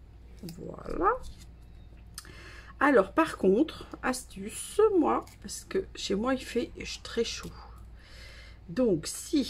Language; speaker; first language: French; native; French